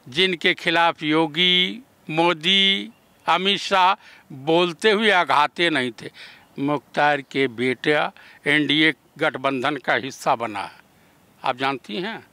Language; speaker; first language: Hindi; native; Hindi